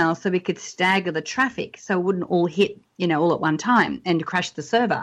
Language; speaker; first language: English; native; English